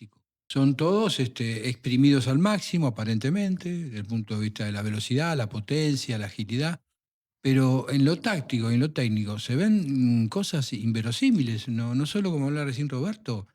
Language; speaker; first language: Spanish; native; Spanish